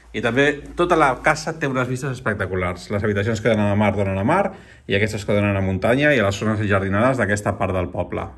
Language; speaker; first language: Catalan; non-native, local second language; Spanish